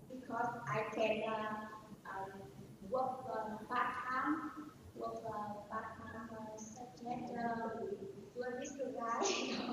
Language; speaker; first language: English; non-native, learner; Vietnamese